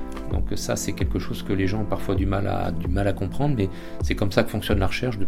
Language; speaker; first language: French; native; French